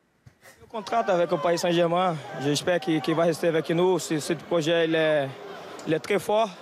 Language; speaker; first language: French; non-native, learner; Portuguese